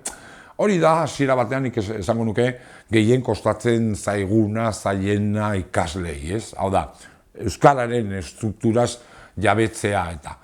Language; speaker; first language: Basque; non-native, local second language; Spanish